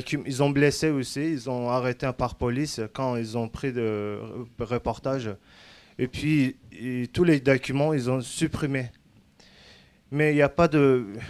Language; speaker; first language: French; non-native, learner; Azerbaijani